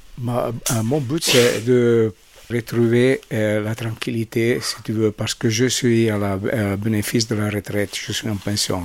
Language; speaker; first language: French; non-native, fluent; Italian